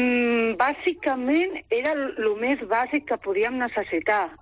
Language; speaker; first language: Catalan; non-native, local second language; Spanish